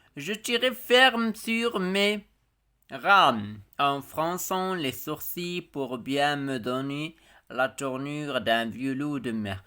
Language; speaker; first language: French; non-native, local second language; Arabic